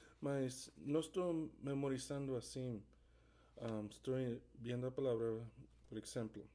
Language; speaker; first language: Spanish; non-native, learner; English